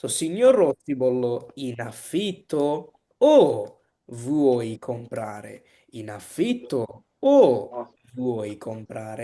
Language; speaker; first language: Italian; non-native, learner; Bangla